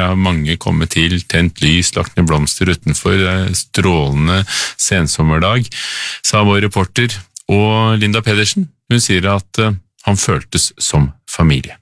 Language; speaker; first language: Norwegian; native; Norwegian